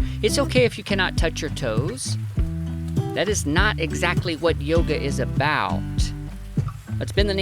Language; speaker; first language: English; native; English